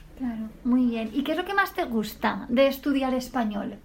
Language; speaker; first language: Spanish; native; Spanish